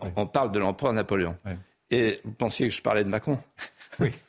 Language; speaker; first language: French; non-native, local second language; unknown